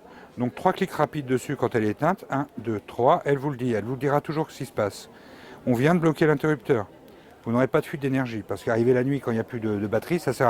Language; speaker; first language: French; native; French